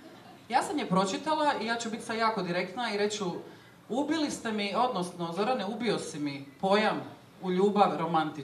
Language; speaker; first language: Croatian; native; Croatian